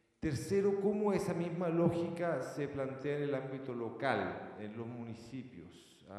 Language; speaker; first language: Spanish; native; Spanish